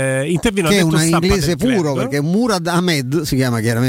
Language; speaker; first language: Italian; native; Italian